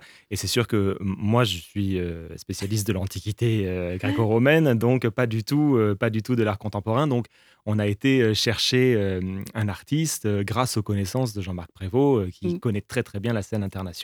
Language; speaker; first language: French; native; French